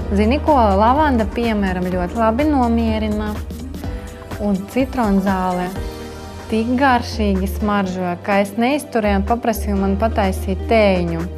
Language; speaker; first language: Latvian; non-native, local second language; Russian